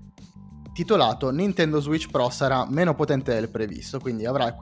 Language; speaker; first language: Italian; native; Italian